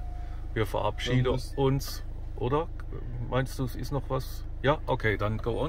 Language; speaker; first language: German; native; German